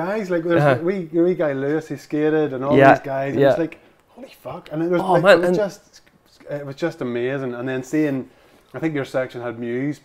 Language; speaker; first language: English; native; English